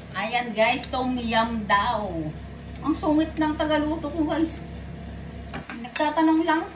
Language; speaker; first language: Filipino; non-native, local second language; Bikol